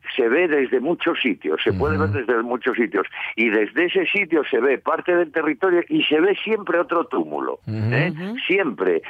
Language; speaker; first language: Spanish; native; Spanish